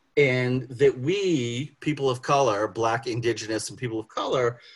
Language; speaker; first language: English; native; English